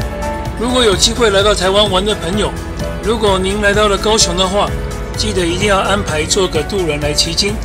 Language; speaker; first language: Chinese; native; Chinese